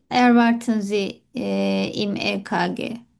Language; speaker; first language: German; non-native, fluent; Turkish